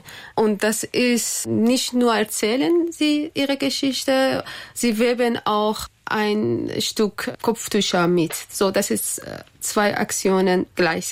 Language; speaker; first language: German; non-native, learner; Persian